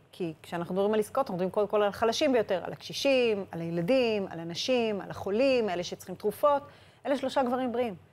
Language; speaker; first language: Hebrew; native; Hebrew